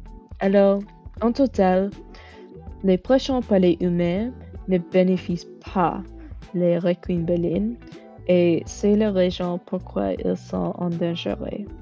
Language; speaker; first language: French; non-native, learner; English